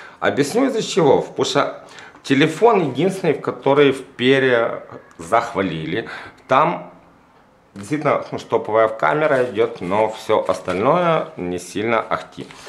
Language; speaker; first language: Russian; native; Russian